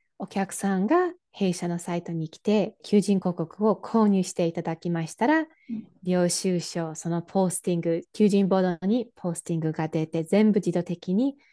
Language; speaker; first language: Japanese; non-native, fluent; English